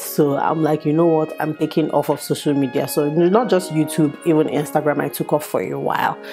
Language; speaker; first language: English; non-native, local second language; Igbo